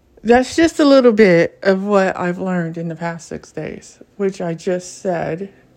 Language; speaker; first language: English; native; English